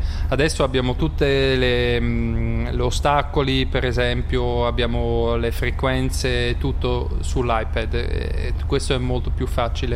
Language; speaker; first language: Italian; non-native, local second language; German